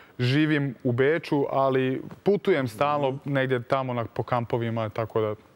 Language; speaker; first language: Serbian; early bilingual, heritage; Serbian